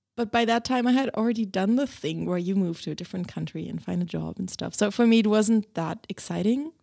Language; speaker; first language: English; non-native, fluent; German